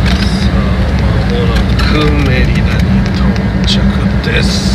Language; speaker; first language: Japanese; native; Japanese